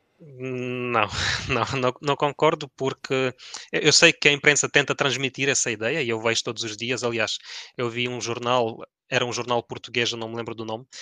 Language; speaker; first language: Portuguese; early bilingual, other home language; Ukrainian